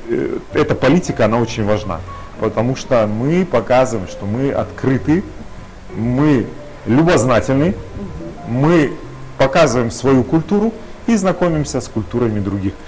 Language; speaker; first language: Russian; native; Russian